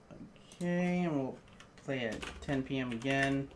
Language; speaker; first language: English; native; English